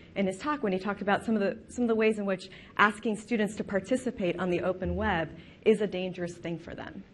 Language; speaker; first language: English; native; English